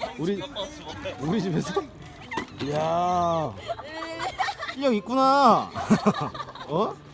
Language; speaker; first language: Korean; native; Korean